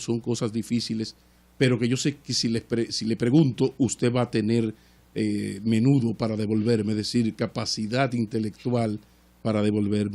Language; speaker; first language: Spanish; native; Spanish